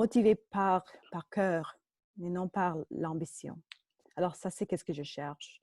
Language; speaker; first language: French; non-native, local second language; English